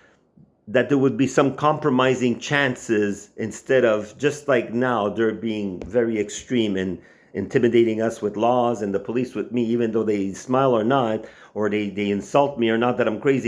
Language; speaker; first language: English; non-native, local second language; French